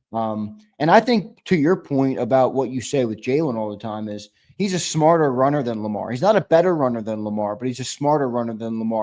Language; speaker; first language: English; native; English